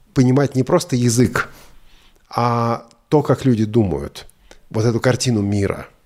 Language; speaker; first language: Russian; native; Russian